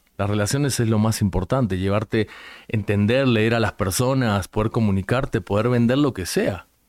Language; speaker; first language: Spanish; native; Spanish